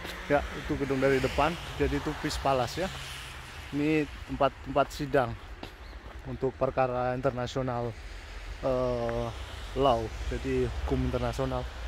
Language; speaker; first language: Indonesian; non-native, local second language; Javanese